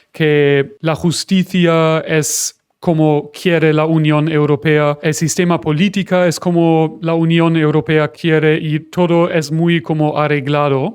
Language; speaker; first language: Spanish; non-native, fluent; German